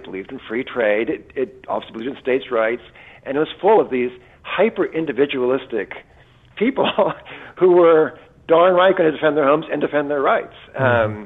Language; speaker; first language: English; native; English